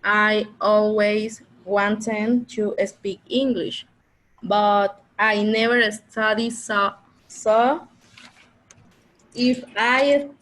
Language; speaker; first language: English; non-native, learner; Spanish